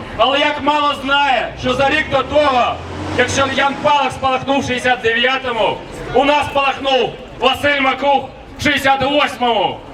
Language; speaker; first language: Ukrainian; native; Ukrainian